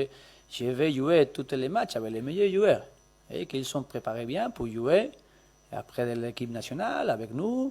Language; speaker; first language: French; non-native, learner; Spanish